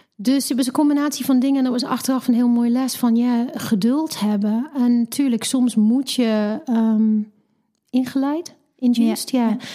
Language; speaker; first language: Dutch; non-native, fluent; English